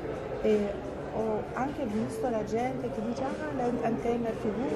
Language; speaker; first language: Italian; non-native, fluent; Albanian